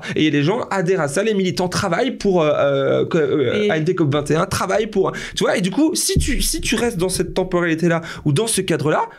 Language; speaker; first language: French; native; French